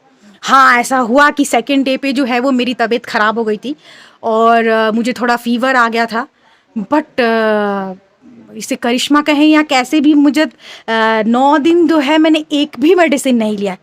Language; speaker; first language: Hindi; native; Hindi